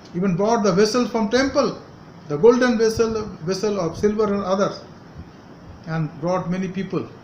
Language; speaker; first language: English; non-native, local second language; Hindi